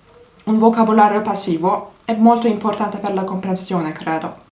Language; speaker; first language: Italian; non-native, learner; Turkish